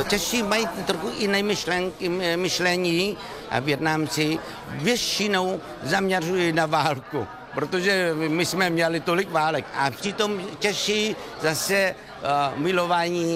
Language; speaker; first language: Czech; non-native, local second language; Vietnamese